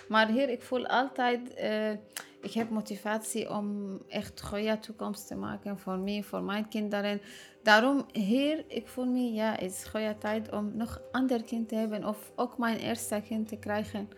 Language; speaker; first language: Dutch; non-native, learner; Arabic